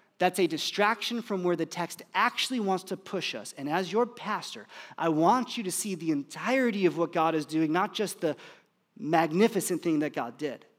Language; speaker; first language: English; native; English